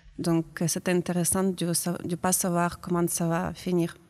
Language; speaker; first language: French; non-native, learner; Ukrainian